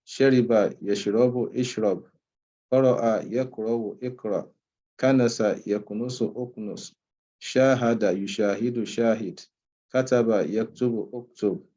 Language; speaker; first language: Arabic; non-native, fluent; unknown